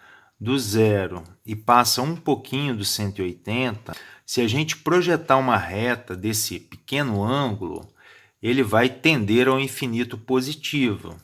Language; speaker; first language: Portuguese; native; Portuguese